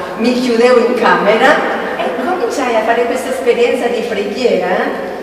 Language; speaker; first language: Italian; non-native, fluent; Spanish